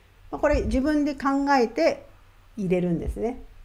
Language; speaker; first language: Japanese; native; Japanese